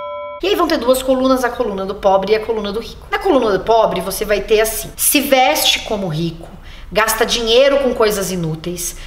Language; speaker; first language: Portuguese; native; Portuguese